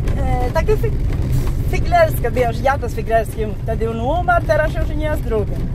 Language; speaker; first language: Polish; early bilingual, heritage; Polish